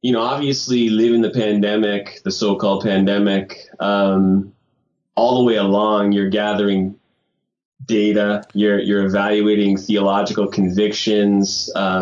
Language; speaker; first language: English; native; English